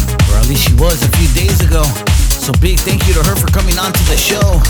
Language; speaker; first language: English; native; English